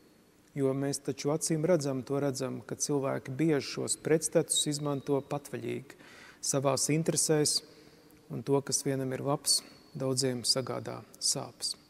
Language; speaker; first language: Latvian; native; Latvian